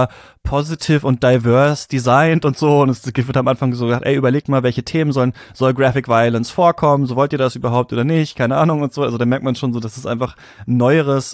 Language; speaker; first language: German; native; German